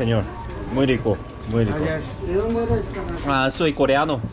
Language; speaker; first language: Spanish; non-native, learner; Korean